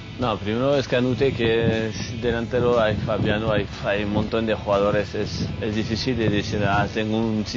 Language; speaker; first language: Spanish; non-native, fluent; French